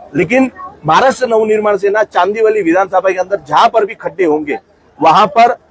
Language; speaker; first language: Hindi; non-native, local second language; Marathi